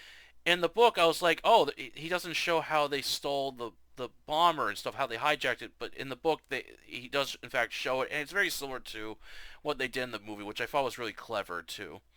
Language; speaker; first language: English; native; English